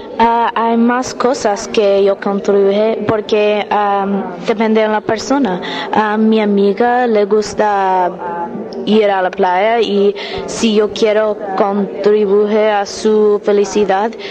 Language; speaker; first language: Spanish; non-native, learner; English